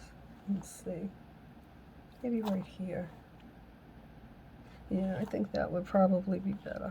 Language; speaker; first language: English; native; English